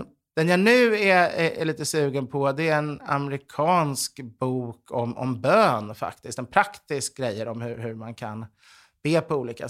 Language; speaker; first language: Swedish; native; Swedish